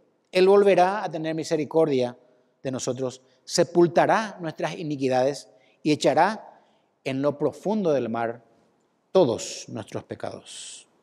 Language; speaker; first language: Spanish; native; Spanish